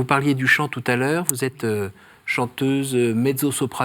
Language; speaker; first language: French; native; French